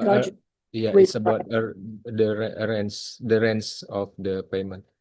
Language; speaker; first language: English; non-native, fluent; Indonesian